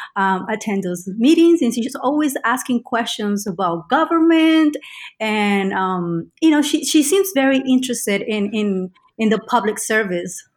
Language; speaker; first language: English; non-native, fluent; Spanish